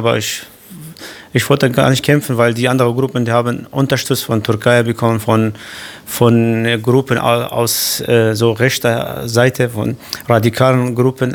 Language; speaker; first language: German; non-native, learner; Kurdish